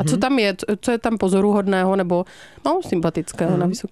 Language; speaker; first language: Czech; native; Czech